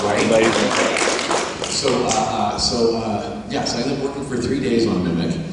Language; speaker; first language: English; native; English